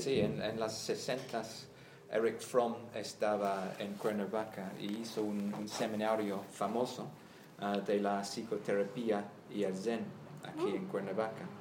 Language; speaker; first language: Spanish; non-native, fluent; English